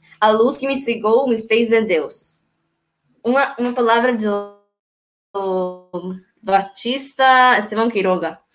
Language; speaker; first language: Portuguese; non-native, learner; Spanish